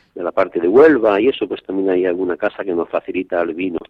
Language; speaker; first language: Spanish; native; Spanish